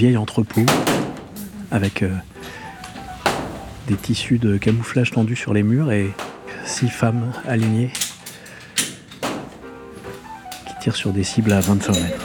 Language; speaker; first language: French; native; French